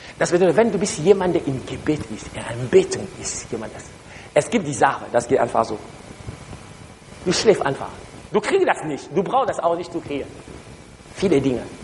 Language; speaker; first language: German; non-native, learner; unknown